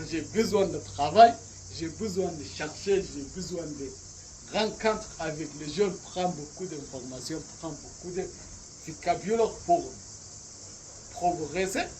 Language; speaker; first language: French; non-native, learner; Arabic